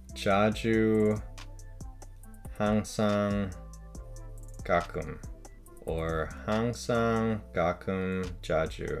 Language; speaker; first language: Korean; non-native, learner; English